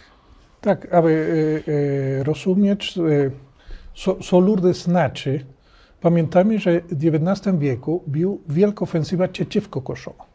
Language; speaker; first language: Polish; non-native, learner; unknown